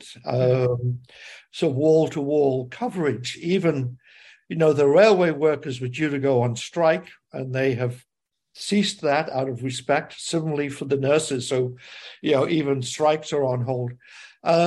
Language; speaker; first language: English; native; English